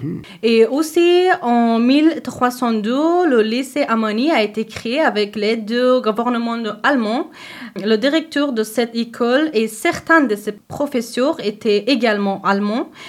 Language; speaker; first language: French; non-native, learner; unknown